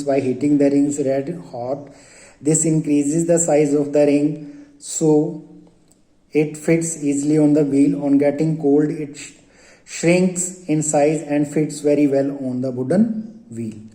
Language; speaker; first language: English; non-native, local second language; Hindi